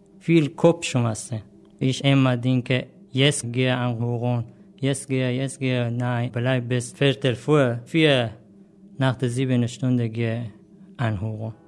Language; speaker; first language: German; non-native, learner; Persian